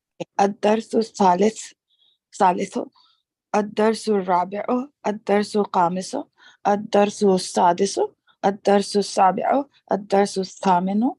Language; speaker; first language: Arabic; non-native, learner; English